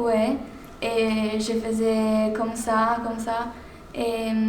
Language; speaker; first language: French; non-native, fluent; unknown